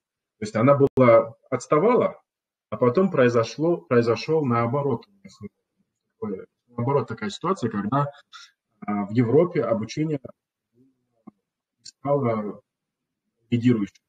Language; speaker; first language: Russian; non-native, local second language; Kumyk